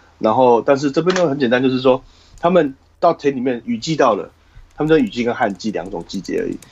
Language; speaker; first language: Chinese; native; Chinese